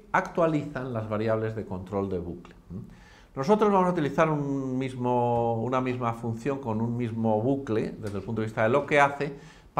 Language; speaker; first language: Spanish; native; Spanish